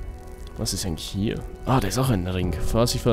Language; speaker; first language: German; native; German